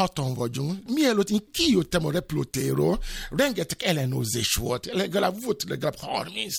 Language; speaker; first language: Hungarian; non-native, fluent; Yoruba